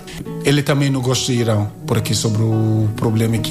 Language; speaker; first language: Portuguese; non-native, learner; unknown